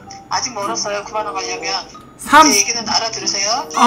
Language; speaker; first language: Korean; native; Korean